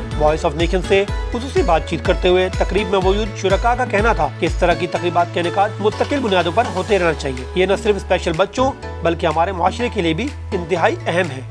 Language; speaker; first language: Urdu; native; Urdu